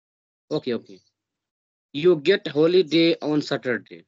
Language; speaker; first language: English; non-native, learner; Hindi